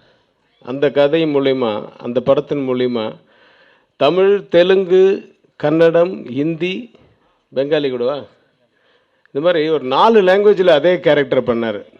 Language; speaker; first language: Tamil; native; Tamil